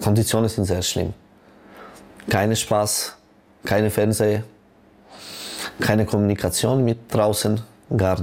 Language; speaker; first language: German; non-native, local second language; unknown